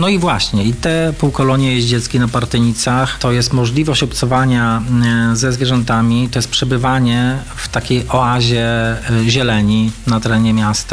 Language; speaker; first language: Polish; native; Polish